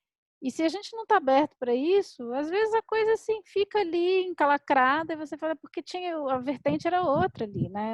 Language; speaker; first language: Portuguese; native; Portuguese